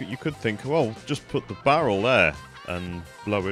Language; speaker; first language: English; native; English